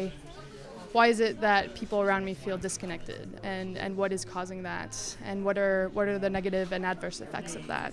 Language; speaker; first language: English; non-native, fluent; Spanish